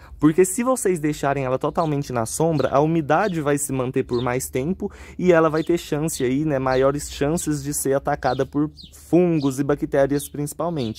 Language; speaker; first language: Portuguese; native; Portuguese